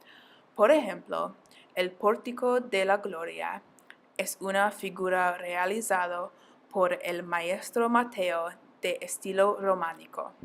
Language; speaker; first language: Spanish; non-native, learner; English